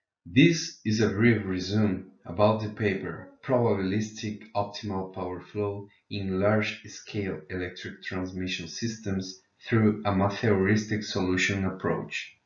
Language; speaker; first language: English; non-native, fluent; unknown